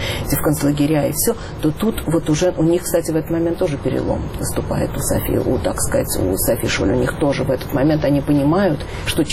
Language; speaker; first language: Russian; native; Russian